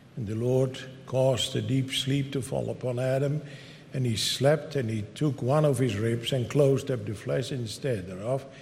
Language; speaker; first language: English; non-native, fluent; Dutch